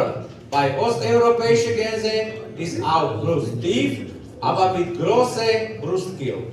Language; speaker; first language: German; non-native, learner; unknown